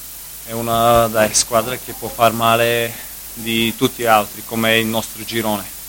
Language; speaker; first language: Italian; non-native, fluent; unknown